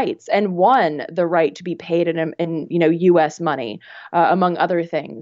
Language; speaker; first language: English; native; English